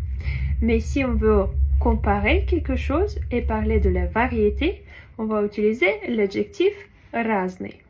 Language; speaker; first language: French; non-native, fluent; Russian